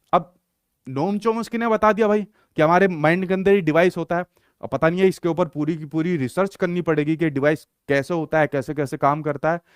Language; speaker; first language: Hindi; native; Hindi